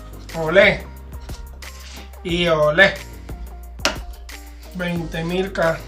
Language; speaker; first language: Spanish; native; Spanish